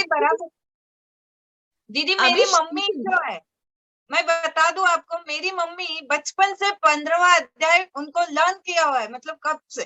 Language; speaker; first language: Hindi; native; Hindi